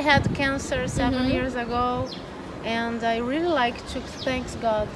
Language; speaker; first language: English; non-native, learner; Portuguese